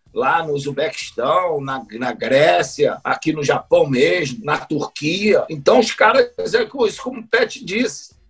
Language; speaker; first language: Portuguese; native; Portuguese